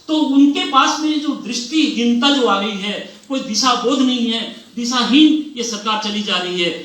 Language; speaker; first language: Hindi; non-native, local second language; Bangla